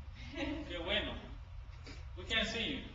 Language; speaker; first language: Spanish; non-native, fluent; English